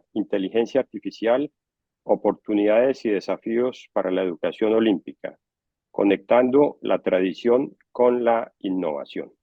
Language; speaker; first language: Spanish; native; Spanish